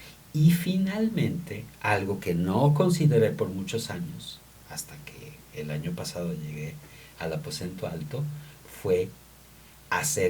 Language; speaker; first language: Spanish; native; Spanish